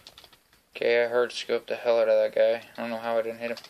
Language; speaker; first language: English; native; English